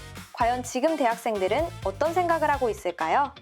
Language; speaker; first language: Korean; native; Korean